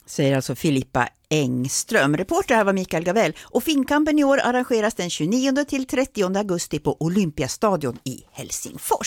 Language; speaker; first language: Swedish; native; Swedish